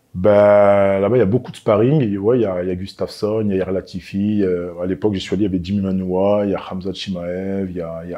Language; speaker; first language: French; native; French